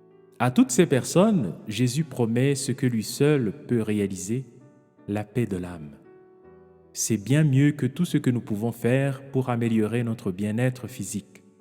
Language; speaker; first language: French; non-native, local second language; Kinyarwanda